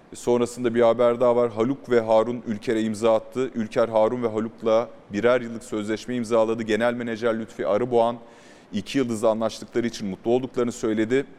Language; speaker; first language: Turkish; native; Turkish